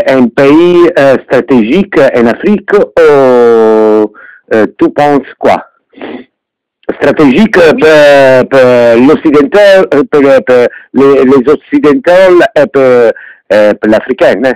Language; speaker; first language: French; non-native, learner; Italian